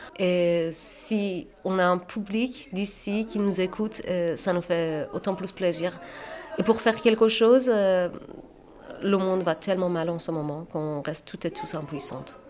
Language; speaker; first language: French; non-native, fluent; Persian